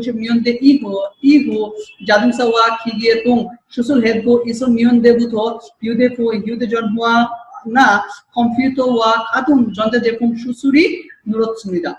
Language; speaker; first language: Korean; non-native, fluent; Bangla